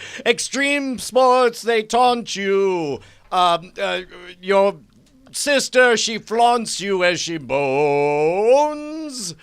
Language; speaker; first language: English; native; English